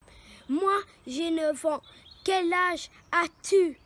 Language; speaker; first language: French; early bilingual, heritage; French